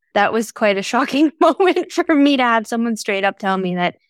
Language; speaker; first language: English; native; English